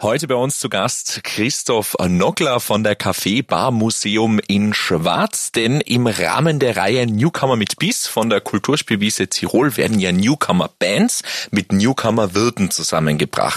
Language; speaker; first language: German; native; German